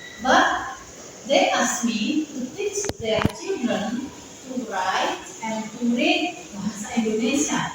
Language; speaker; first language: English; non-native, learner; Indonesian